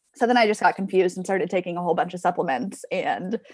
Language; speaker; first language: English; native; English